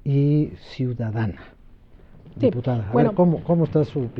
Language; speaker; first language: Spanish; native; Spanish